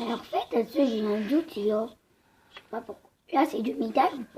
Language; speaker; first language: French; native; French